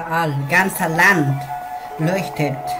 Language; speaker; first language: German; non-native, learner; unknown